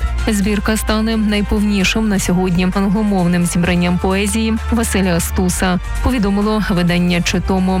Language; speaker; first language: Ukrainian; native; Ukrainian